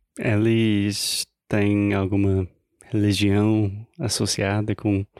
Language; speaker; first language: Portuguese; non-native, fluent; English